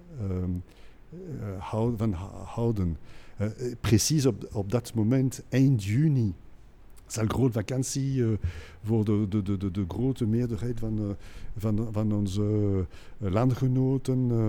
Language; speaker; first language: Dutch; non-native, local second language; French